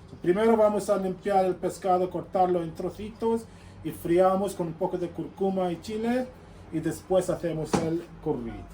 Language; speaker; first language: Spanish; non-native, fluent; Bangla